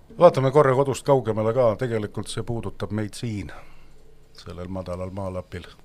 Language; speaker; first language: Estonian; native; Estonian